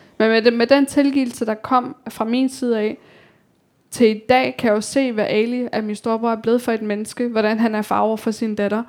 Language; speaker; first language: Danish; early bilingual, other home language; Persian